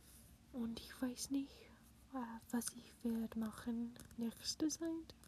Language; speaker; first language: German; non-native, learner; English